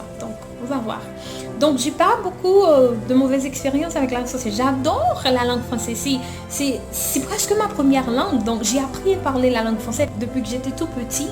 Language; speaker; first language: French; non-native, local second language; Haitian Creole